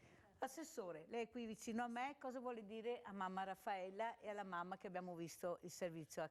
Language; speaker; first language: Italian; native; Italian